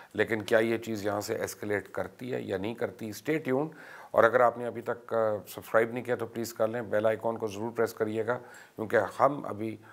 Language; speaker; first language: Urdu; native; Urdu